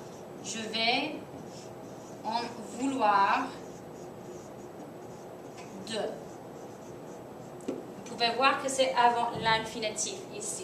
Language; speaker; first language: French; non-native, fluent; English